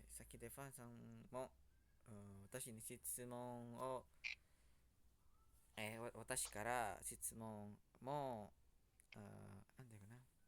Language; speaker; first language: Japanese; non-native, learner; Indonesian